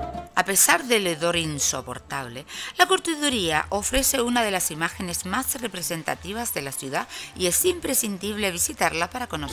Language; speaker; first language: Spanish; native; Spanish